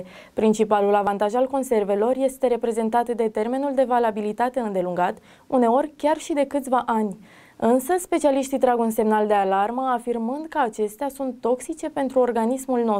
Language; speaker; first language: Romanian; native; Romanian